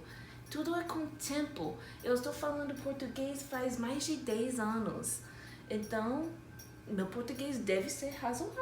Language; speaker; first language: Portuguese; non-native, fluent; English